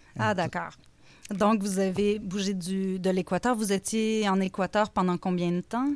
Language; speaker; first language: French; native; French